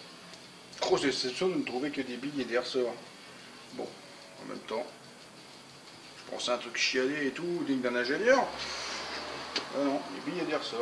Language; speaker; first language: French; native; French